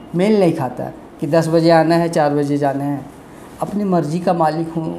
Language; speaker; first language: Hindi; native; Hindi